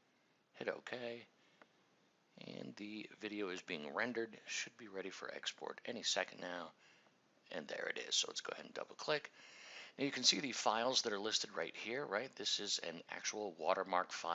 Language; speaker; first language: English; native; English